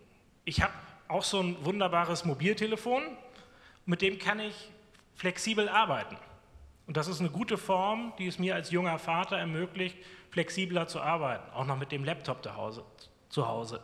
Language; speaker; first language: German; native; German